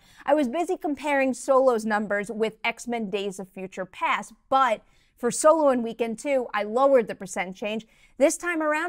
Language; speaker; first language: English; native; English